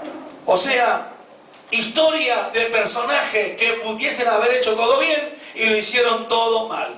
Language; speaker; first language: Spanish; native; Spanish